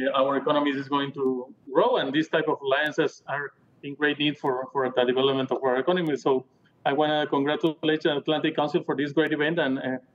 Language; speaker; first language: English; non-native, fluent; Spanish